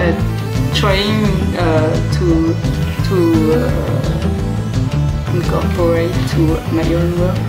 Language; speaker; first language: English; non-native, learner; French